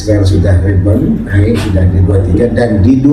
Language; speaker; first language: Indonesian; native; Indonesian